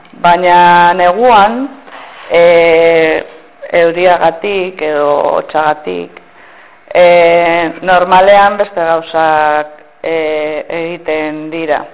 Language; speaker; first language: Basque; non-native, local second language; Spanish